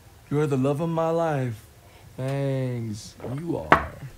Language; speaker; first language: English; non-native, fluent; Korean